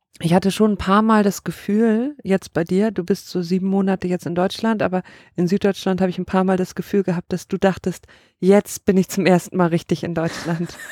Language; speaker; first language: German; native; German